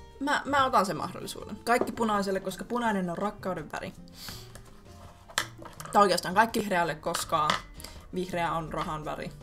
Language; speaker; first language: Finnish; native; Finnish